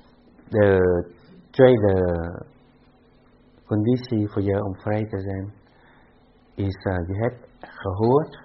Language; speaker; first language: Dutch; non-native, fluent; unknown